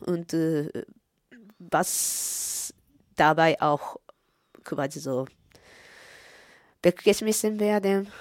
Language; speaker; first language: German; non-native, fluent; Japanese